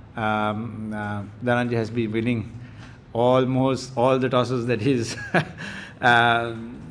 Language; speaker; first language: English; non-native, local second language; Sinhala